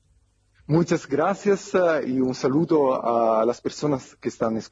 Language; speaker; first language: Spanish; non-native, fluent; Italian